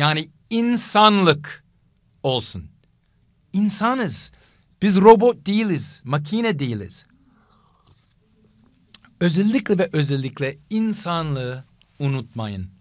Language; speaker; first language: Turkish; non-native, fluent; English